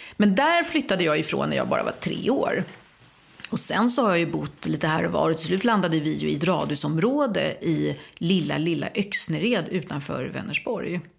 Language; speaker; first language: Swedish; native; Swedish